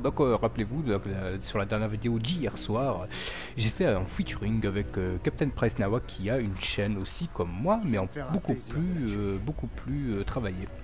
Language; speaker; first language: French; native; French